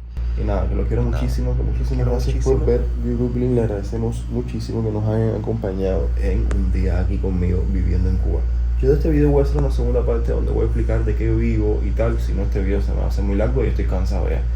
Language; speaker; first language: Spanish; native; Spanish